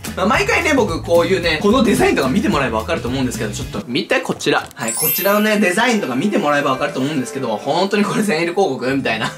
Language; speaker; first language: Japanese; native; Japanese